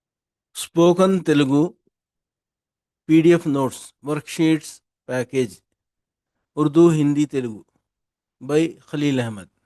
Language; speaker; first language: Telugu; non-native, local second language; Urdu